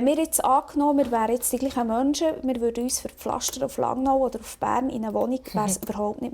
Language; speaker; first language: German; native; German